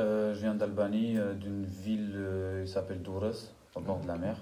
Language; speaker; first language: French; non-native, fluent; Albanian